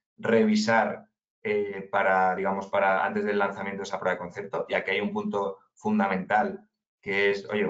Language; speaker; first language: Spanish; native; Spanish